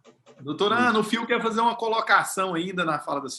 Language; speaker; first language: Portuguese; native; Portuguese